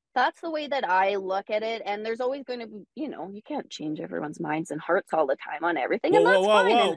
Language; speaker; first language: English; native; English